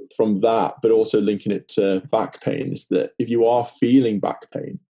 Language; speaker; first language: English; native; English